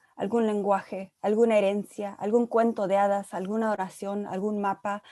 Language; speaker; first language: Spanish; early bilingual, other home language; English